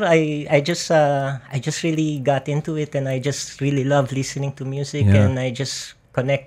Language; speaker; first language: English; non-native, local second language; Filipino